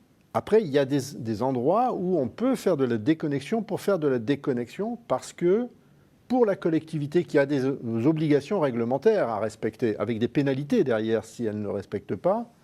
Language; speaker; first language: French; native; French